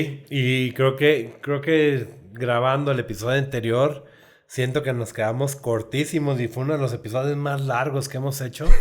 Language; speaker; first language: Spanish; native; Spanish